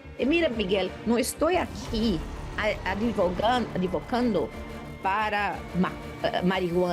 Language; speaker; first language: Spanish; non-native, learner; Portuguese